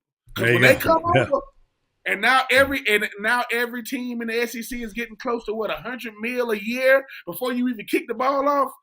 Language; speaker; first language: English; native; English